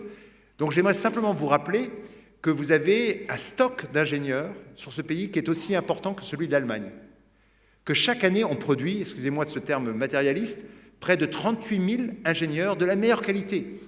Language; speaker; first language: French; native; French